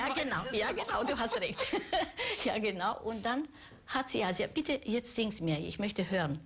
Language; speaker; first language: German; non-native, fluent; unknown